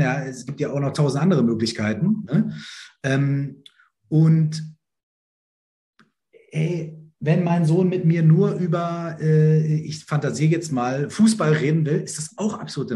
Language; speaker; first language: German; native; German